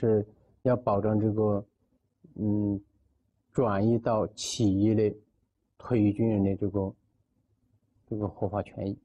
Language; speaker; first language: Chinese; native; Chinese